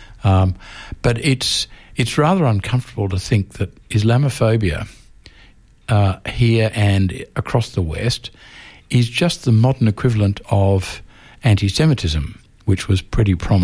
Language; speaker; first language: English; native; English